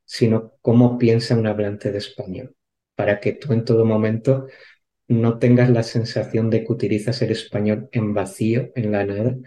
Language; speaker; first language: Spanish; native; Spanish